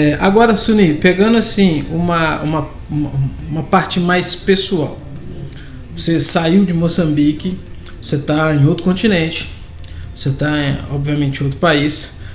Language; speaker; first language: Portuguese; native; Portuguese